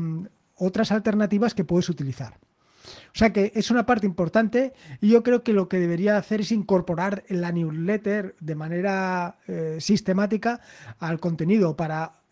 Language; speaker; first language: Spanish; native; Spanish